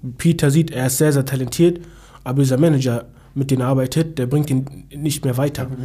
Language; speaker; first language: German; early bilingual, other home language; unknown